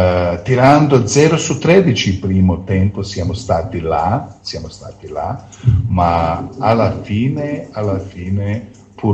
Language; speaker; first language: Italian; non-native, fluent; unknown